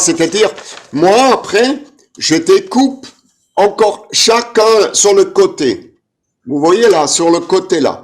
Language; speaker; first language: French; non-native, fluent; German